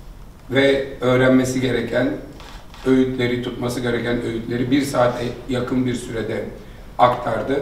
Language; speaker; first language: Turkish; native; Turkish